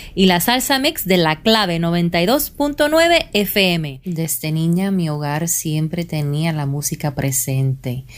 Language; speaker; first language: Spanish; early bilingual, heritage; Spanish